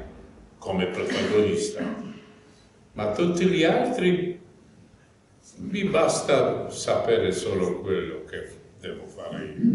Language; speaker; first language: Italian; non-native, fluent; Polish